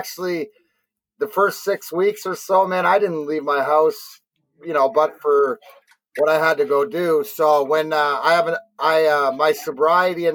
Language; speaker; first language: English; native; English